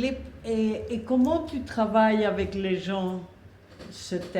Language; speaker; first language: French; non-native, fluent; Spanish